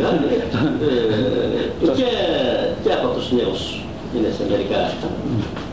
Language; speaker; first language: Greek; non-native, local second language; Turkish